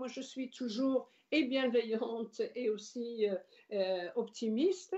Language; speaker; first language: French; non-native, local second language; Arabic